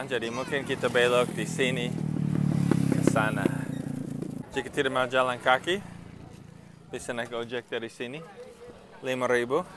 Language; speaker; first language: Indonesian; non-native, fluent; English